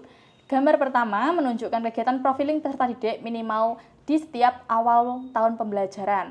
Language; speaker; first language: Indonesian; native; Indonesian